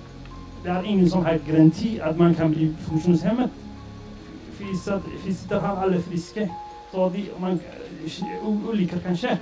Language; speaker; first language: Swedish; non-native, learner; Arabic